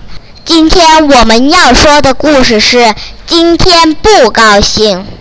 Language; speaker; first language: Chinese; non-native, local second language; Cantonese